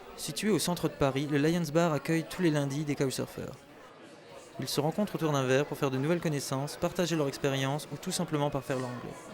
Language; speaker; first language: French; native; French